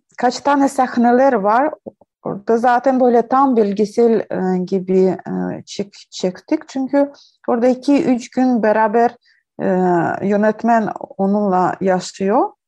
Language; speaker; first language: Turkish; non-native, learner; Ukrainian